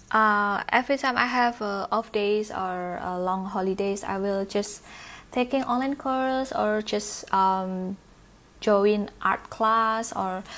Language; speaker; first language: English; non-native, learner; Indonesian